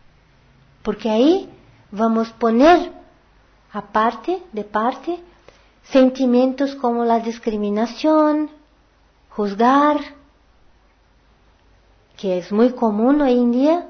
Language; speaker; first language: Portuguese; non-native, learner; Spanish